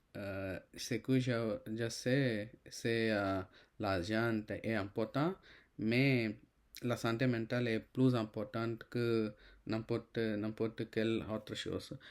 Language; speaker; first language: French; non-native, learner; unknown